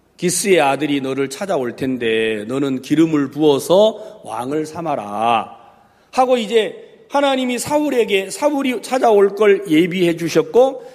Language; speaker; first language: Korean; native; Korean